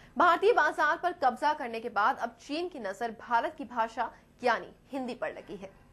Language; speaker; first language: Hindi; native; Hindi